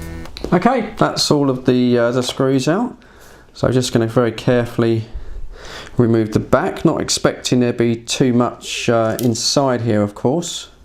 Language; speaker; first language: English; native; English